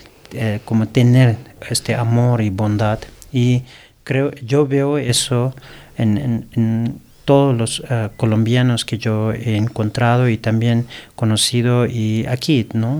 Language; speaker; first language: Spanish; non-native, learner; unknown